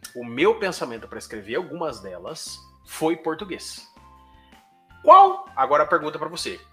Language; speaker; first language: Portuguese; native; Portuguese